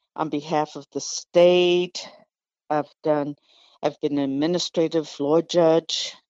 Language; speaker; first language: English; non-native, fluent; Spanish